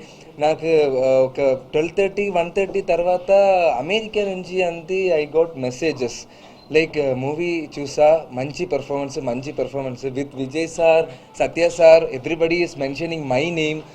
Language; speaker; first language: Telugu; non-native, learner; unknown